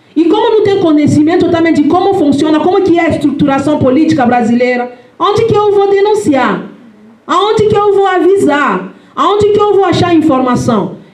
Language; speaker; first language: Portuguese; non-native, fluent; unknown